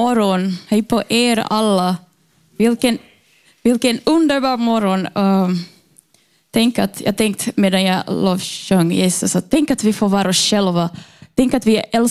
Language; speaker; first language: Swedish; non-native, fluent; Portuguese